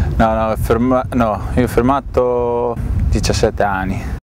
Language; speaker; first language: Italian; non-native, fluent; Greek